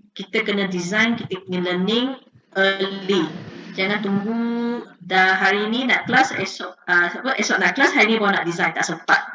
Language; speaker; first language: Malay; native; Malay